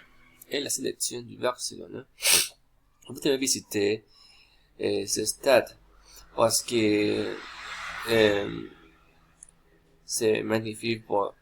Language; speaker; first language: French; non-native, learner; Spanish